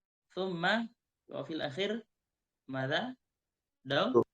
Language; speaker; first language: Arabic; non-native, fluent; Indonesian